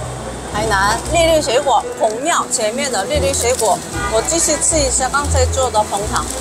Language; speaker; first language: Chinese; non-native, fluent; Korean